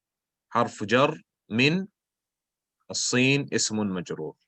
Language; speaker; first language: Arabic; non-native, fluent; English